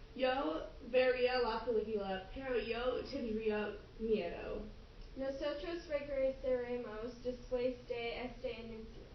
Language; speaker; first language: Spanish; non-native, learner; English